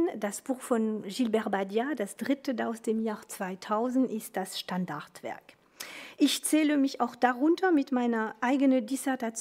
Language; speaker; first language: German; non-native, fluent; French